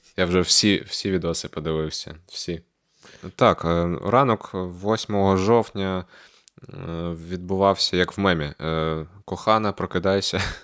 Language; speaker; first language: Ukrainian; non-native, local second language; Russian